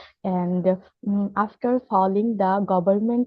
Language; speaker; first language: English; non-native, learner; Bangla